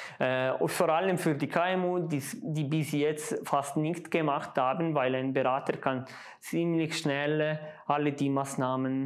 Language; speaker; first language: German; non-native, local second language; Italian